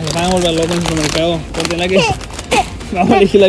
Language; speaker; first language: Spanish; native; Spanish